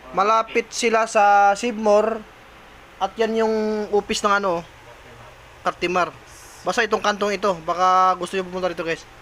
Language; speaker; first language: Filipino; non-native, local second language; Cebuano